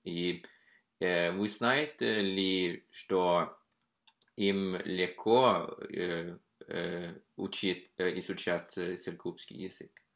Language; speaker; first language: Russian; non-native, fluent; Norwegian